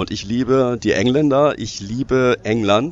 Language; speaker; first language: German; native; German